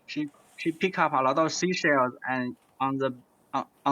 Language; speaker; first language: English; non-native, learner; Chinese